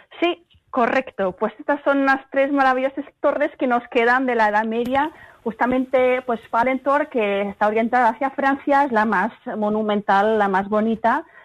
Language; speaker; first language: Spanish; early bilingual, other home language; German